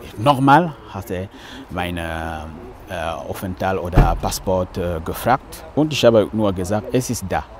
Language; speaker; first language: German; non-native, learner; French